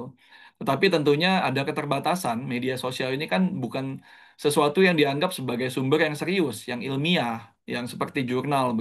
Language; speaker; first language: Indonesian; native; Indonesian